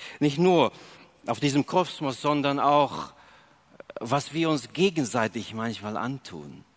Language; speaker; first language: German; early bilingual, other home language; Russian